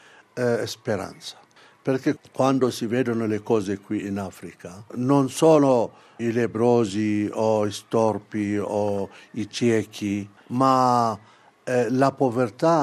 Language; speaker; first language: Italian; non-native, fluent; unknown